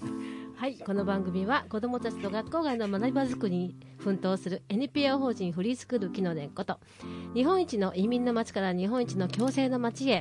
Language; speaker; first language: Japanese; native; Japanese